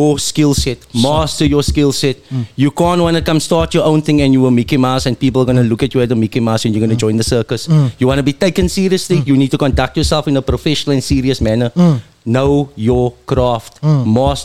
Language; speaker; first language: English; native; English